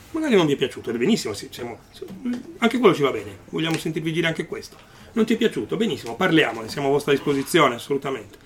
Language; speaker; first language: Italian; native; Italian